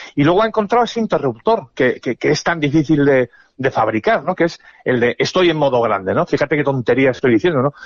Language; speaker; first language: Spanish; native; Spanish